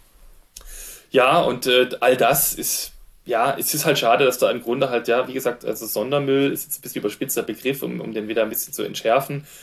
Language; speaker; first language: German; native; German